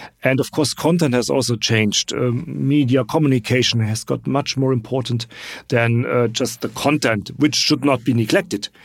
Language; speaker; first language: English; non-native, fluent; German